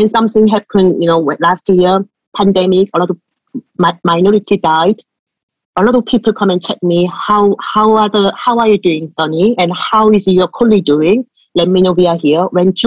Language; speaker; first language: English; non-native, fluent; Korean